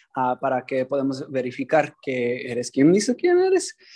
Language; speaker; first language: Spanish; early bilingual, heritage; Spanish